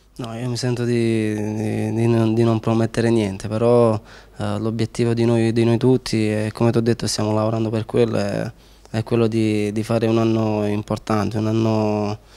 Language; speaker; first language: Italian; native; Italian